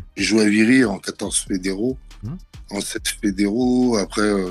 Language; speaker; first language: French; native; French